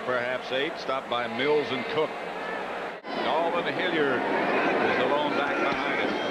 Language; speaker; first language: English; native; English